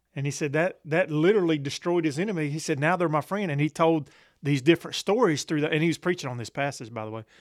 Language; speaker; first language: English; native; English